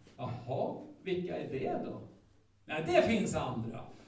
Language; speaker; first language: Swedish; native; Swedish